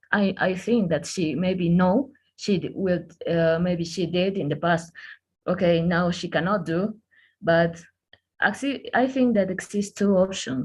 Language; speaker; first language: English; non-native, learner; Spanish